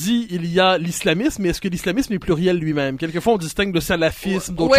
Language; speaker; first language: French; native; French